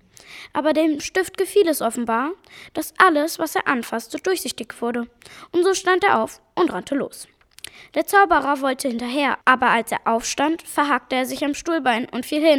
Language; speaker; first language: German; native; German